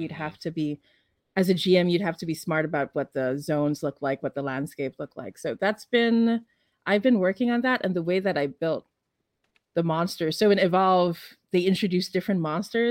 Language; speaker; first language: English; non-native, local second language; Filipino